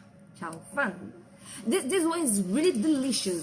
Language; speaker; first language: English; non-native, fluent; Portuguese